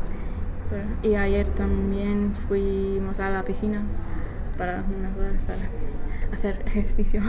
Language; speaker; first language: Spanish; non-native, fluent; English